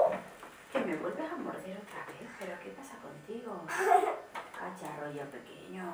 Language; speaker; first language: Spanish; native; Spanish